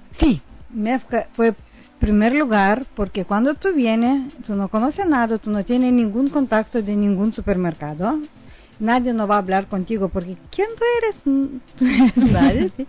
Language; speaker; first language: Spanish; non-native, learner; Lithuanian